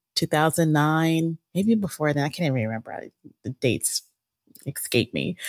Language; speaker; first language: English; native; English